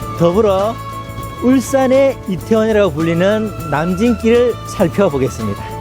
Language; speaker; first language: Korean; native; Korean